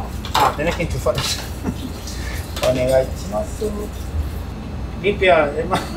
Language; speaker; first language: Japanese; non-native, learner; Spanish